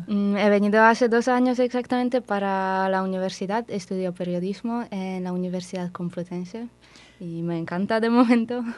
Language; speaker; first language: Spanish; non-native, fluent; Polish